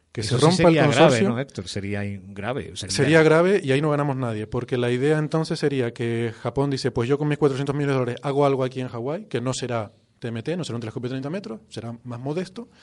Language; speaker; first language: Spanish; native; Spanish